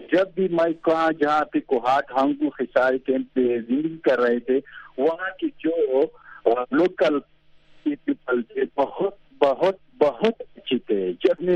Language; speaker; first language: Hindi; non-native, fluent; Pashto